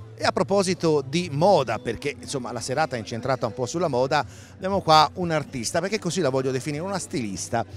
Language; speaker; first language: Italian; native; Italian